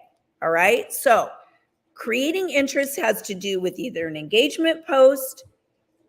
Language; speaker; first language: English; native; English